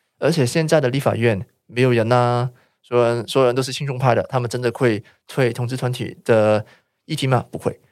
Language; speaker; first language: Chinese; non-native, local second language; Cantonese